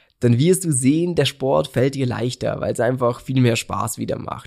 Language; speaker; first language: German; native; German